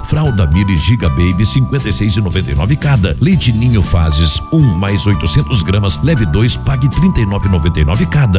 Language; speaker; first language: Portuguese; native; Portuguese